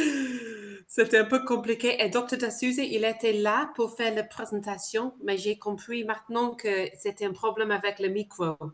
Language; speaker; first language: French; non-native, fluent; English